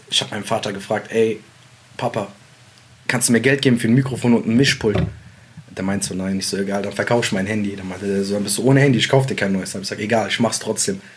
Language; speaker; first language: German; early bilingual, other home language; Central Kurdish